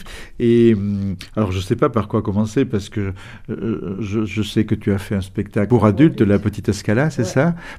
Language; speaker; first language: French; native; French